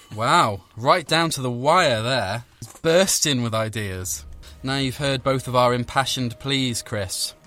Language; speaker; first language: English; native; English